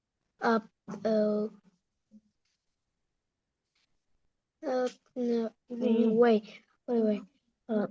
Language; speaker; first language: English; non-native, learner; Vietnamese